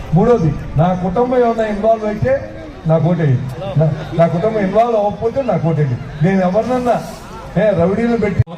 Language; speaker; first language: Telugu; native; Telugu